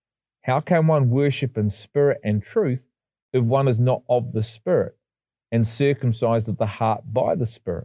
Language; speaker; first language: English; native; English